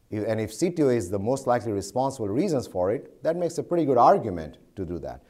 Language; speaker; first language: English; non-native, local second language; Gujarati